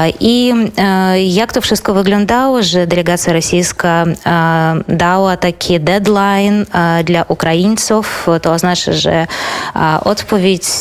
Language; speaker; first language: Polish; non-native, fluent; Belarusian